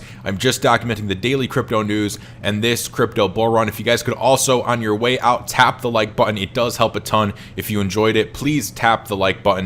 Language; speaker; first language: English; native; English